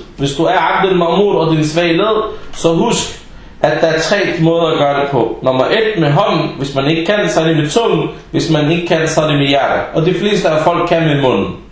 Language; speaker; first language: Danish; early bilingual, other home language; Arabic